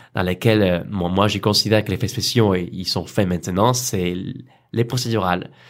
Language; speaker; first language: French; non-native, fluent; Spanish